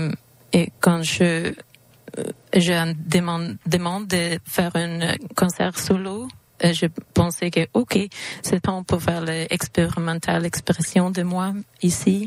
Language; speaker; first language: French; non-native, learner; Swedish